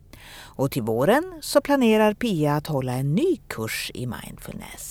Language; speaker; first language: Swedish; native; Swedish